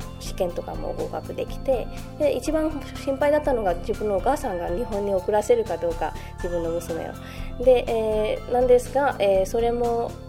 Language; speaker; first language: Japanese; non-native, fluent; Bangla